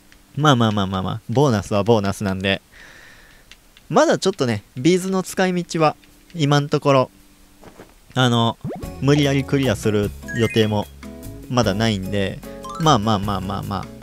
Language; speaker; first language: Japanese; native; Japanese